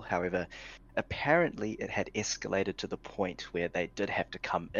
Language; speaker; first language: English; native; English